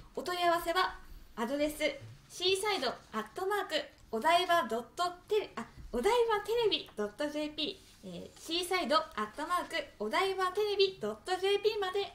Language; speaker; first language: Japanese; native; Japanese